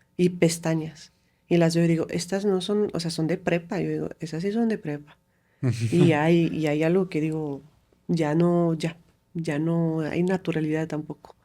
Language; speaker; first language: Spanish; non-native, fluent; Romanian